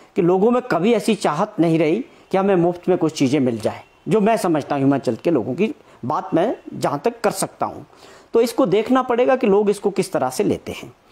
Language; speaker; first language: Hindi; native; Hindi